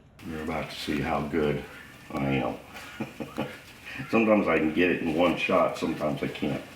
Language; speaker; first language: English; native; English